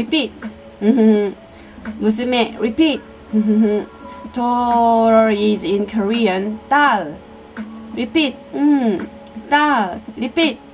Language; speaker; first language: English; non-native, learner; Korean